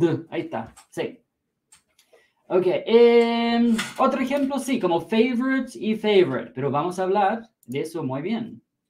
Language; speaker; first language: Spanish; non-native, fluent; English